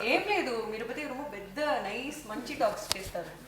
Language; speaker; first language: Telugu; non-native, learner; Tamil